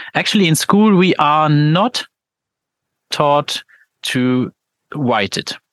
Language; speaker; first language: English; non-native, fluent; Luxembourgish